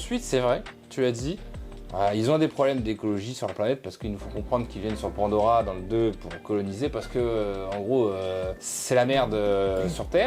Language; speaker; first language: French; native; French